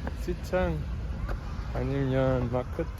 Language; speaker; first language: Korean; non-native, learner; German